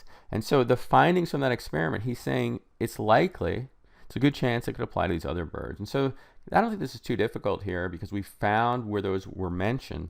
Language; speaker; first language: English; native; English